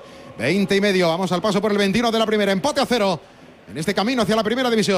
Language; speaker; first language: Spanish; native; Spanish